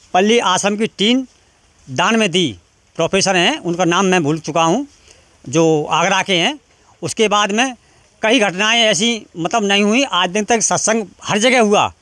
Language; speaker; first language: Hindi; native; Hindi